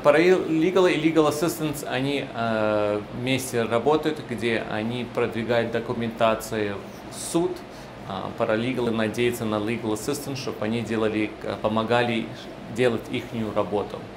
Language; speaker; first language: Russian; early bilingual, heritage; Russian